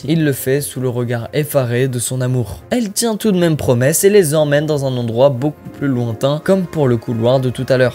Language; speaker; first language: French; native; French